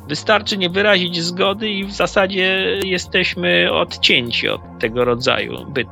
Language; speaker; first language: Polish; native; Polish